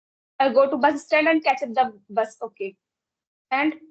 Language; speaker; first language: English; non-native, local second language; Hindi